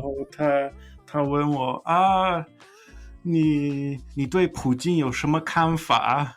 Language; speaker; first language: Chinese; non-native, fluent; English